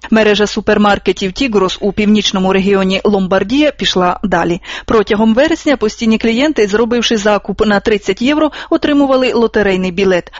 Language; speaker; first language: Ukrainian; native; Ukrainian